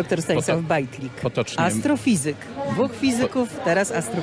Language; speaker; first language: Polish; native; Polish